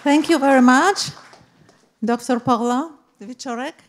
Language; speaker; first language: English; non-native, fluent; Polish